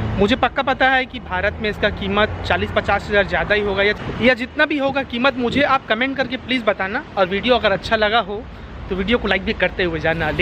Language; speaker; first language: Hindi; native; Hindi